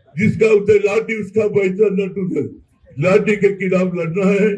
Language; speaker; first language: Hindi; non-native, local second language; Telugu